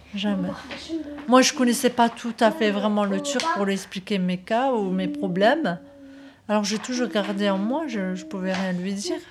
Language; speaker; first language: French; early bilingual, other home language; Turkish